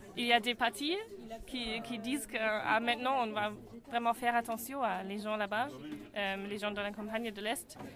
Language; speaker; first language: French; non-native, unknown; German